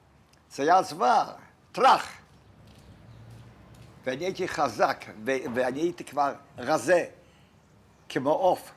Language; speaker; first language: Hebrew; non-native, fluent; Polish